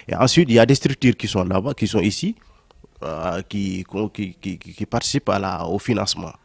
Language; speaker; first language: French; non-native, local second language; Wolof